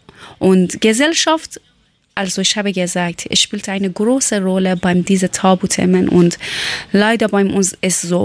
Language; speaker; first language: German; non-native, learner; Persian